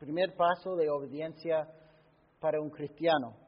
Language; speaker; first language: Spanish; non-native, fluent; English